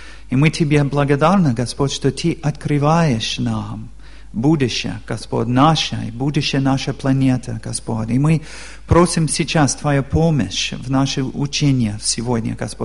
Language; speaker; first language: Russian; non-native, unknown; English